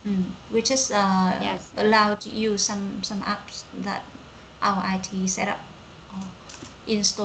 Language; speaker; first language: English; non-native, learner; Vietnamese